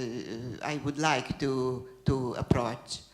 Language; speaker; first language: English; non-native, fluent; Hungarian